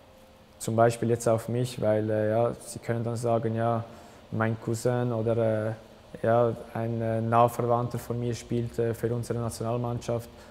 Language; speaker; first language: German; early bilingual, other home language; Albanian